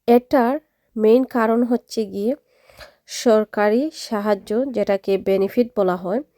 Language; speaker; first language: Bangla; non-native, local second language; Sylheti